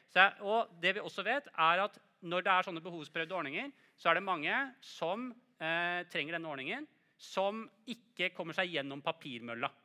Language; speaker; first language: Norwegian; native; Norwegian